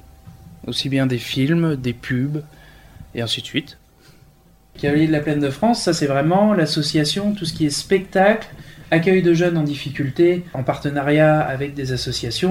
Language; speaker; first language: French; native; French